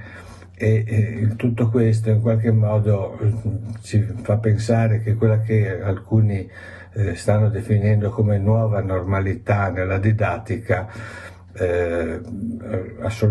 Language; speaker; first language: Italian; native; Italian